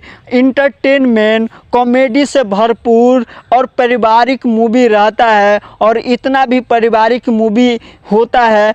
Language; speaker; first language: Hindi; non-native, local second language; Bhojpuri